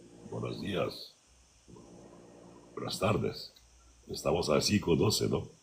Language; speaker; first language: Spanish; non-native, learner; Arabic